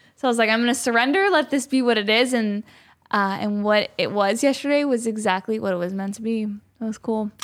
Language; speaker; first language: English; native; English